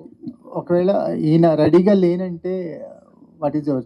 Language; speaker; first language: Telugu; native; Telugu